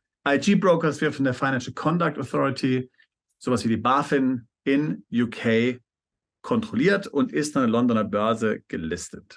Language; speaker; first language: German; native; German